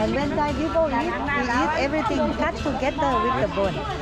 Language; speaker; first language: English; non-native, learner; Thai